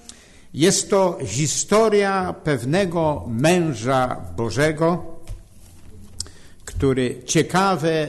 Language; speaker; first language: Polish; native; Polish